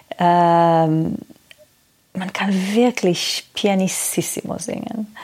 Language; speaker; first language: German; non-native, fluent; Hebrew